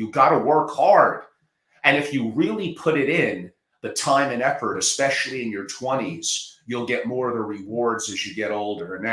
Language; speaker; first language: English; native; English